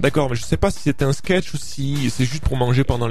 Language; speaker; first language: French; native; French